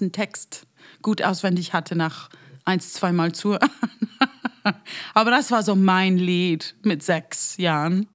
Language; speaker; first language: German; non-native, fluent; English